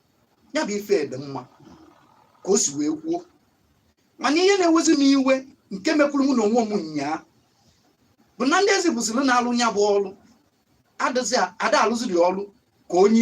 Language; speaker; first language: Igbo; native; Igbo